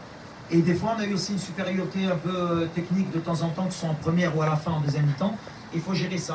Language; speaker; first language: French; native; French